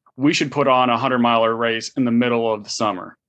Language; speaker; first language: English; native; English